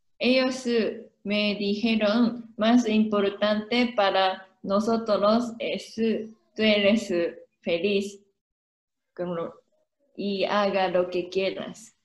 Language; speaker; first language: Spanish; non-native, learner; Japanese